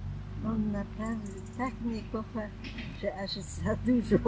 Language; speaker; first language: Polish; non-native, local second language; German